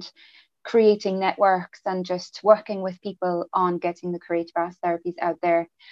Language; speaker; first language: English; non-native, fluent; French